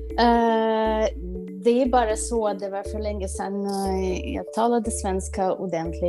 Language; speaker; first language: Swedish; non-native, fluent; Russian